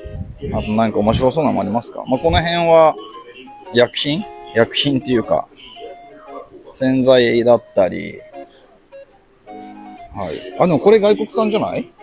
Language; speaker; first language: Japanese; native; Japanese